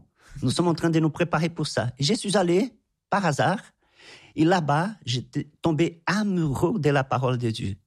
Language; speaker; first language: French; non-native, fluent; Portuguese